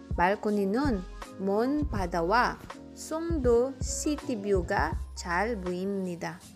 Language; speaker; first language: Korean; non-native, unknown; Filipino